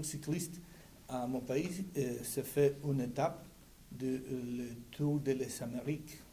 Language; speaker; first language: French; non-native, learner; Spanish